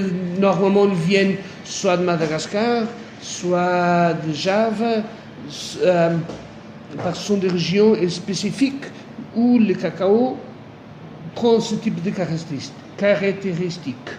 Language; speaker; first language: French; non-native, fluent; Portuguese